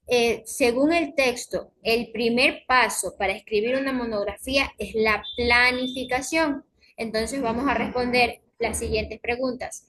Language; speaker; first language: Spanish; native; Spanish